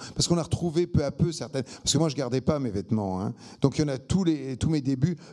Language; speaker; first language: French; native; French